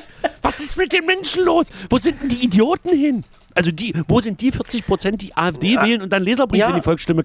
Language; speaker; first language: German; native; German